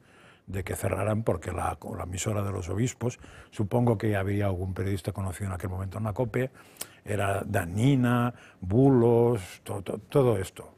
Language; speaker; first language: Spanish; native; Spanish